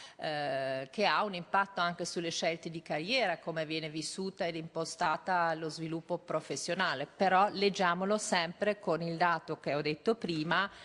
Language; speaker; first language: Italian; non-native, fluent; German